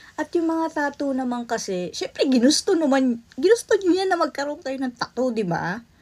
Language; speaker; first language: Filipino; native; Filipino